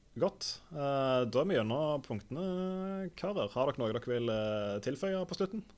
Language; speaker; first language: Norwegian; native; Norwegian